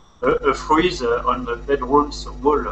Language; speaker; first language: English; non-native, learner; French